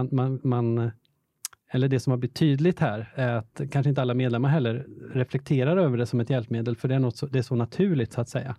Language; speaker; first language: Swedish; native; Swedish